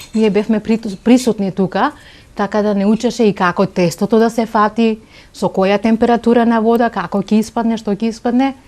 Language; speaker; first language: Macedonian; non-native, local second language; Romany